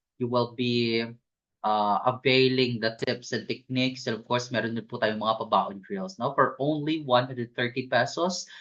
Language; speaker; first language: Filipino; non-native, local second language; Hiligaynon